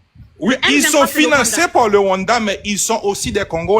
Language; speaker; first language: French; non-native, local second language; Haitian Creole